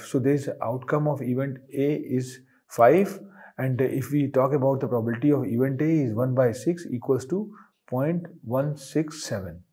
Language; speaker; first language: English; non-native, local second language; Hindi